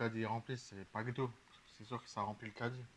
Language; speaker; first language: French; native; French